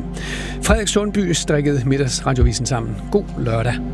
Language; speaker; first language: Danish; native; Danish